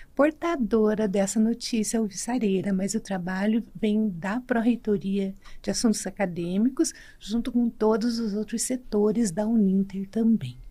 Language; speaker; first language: Portuguese; native; Portuguese